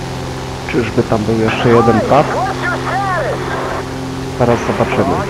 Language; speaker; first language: Polish; native; Polish